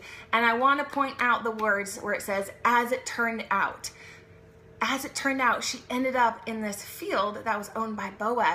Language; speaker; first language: English; native; English